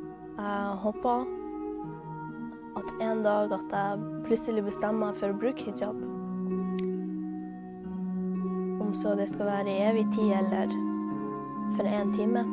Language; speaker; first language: Norwegian; early bilingual, other home language; Somali